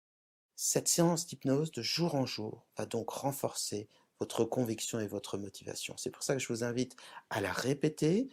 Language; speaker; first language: French; native; French